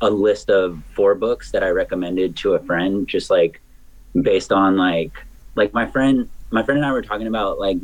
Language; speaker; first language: English; native; English